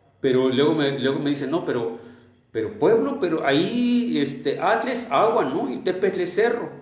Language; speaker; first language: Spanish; non-native, local second language; Nahuatl languages